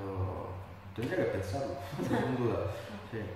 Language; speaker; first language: Spanish; non-native, fluent; Italian